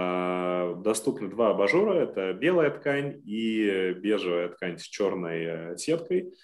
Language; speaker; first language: Russian; native; Russian